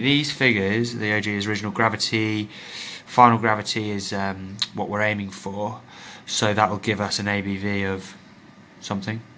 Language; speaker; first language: English; native; English